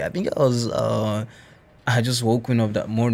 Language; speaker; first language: English; non-native, local second language; Esan